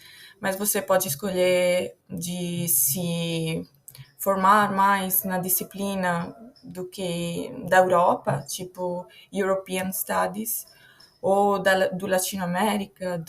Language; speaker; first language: Portuguese; non-native, fluent; Italian